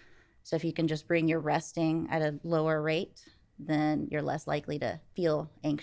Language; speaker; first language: English; native; English